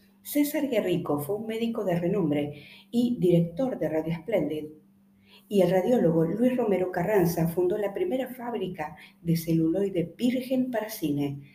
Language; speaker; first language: Spanish; native; Spanish